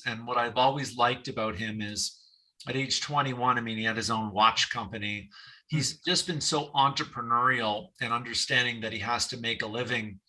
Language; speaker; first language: English; native; English